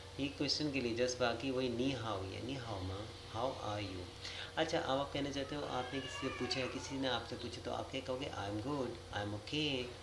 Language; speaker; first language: Urdu; native; Urdu